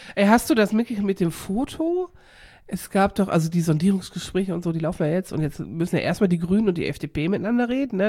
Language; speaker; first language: German; native; German